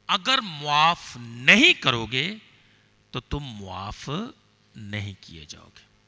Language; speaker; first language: Urdu; non-native, local second language; Punjabi